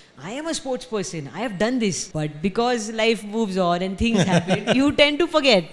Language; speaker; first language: English; non-native, local second language; Hindi